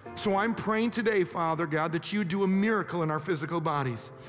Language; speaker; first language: English; native; English